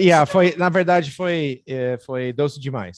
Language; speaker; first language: Portuguese; non-native, fluent; English